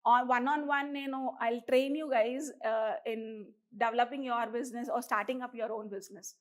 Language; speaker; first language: English; non-native, local second language; Telugu